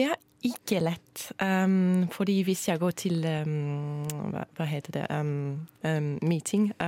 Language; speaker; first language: Norwegian; non-native, learner; English